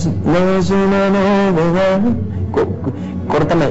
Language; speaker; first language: Spanish; native; Spanish